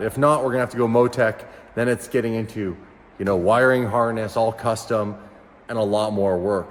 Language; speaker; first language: English; native; English